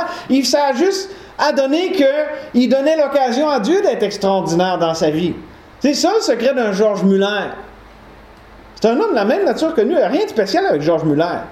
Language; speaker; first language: French; native; French